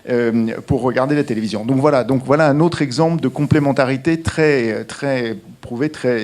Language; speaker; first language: French; native; French